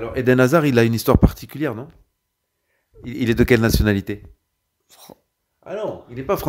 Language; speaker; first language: French; native; French